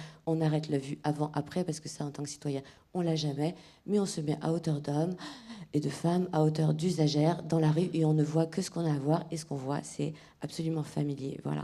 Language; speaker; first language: French; native; French